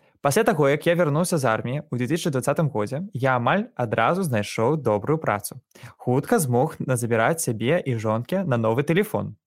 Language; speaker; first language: Belarusian; non-native, local second language; Russian